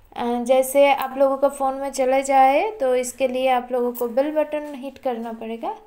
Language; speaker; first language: Hindi; non-native, local second language; Bangla